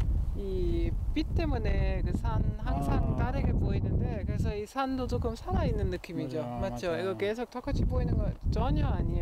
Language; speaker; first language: Korean; non-native, fluent; German